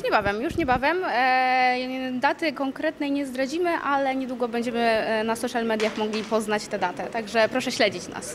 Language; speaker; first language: Polish; native; Polish